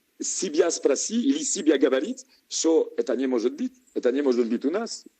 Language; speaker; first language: Russian; non-native, learner; French